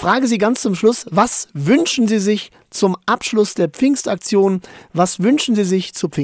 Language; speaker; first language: German; native; German